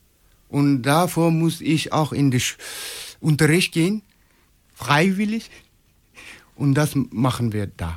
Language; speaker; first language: German; non-native, learner; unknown